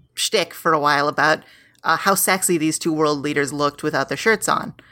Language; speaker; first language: English; native; English